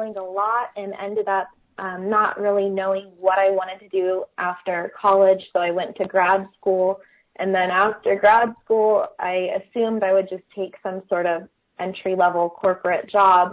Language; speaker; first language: English; native; English